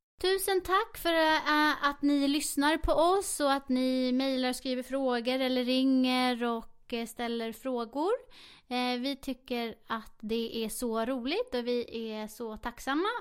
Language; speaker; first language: Swedish; native; Swedish